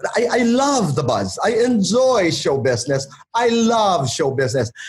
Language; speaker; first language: English; non-native, local second language; Waray